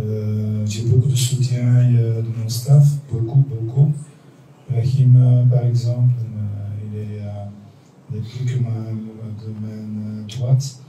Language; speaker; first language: French; non-native, local second language; Dutch